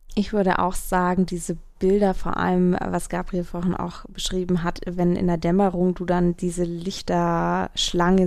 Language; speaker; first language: German; native; German